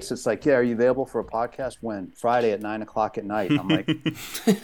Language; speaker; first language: English; native; English